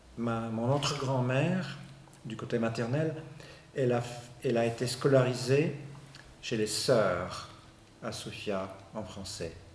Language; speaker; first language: French; non-native, fluent; Bulgarian